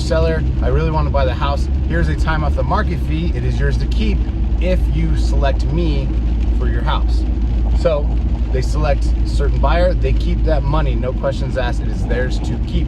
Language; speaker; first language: English; native; English